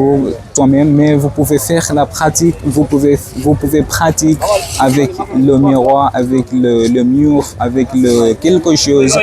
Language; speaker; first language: French; non-native, learner; Swahili